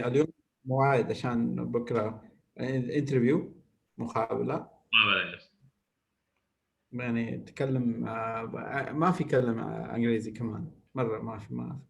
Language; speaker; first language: Arabic; non-native, learner; Hindi